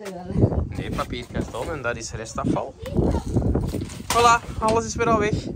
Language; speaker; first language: Dutch; native; Dutch